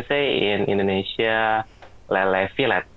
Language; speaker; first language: English; non-native, learner; Indonesian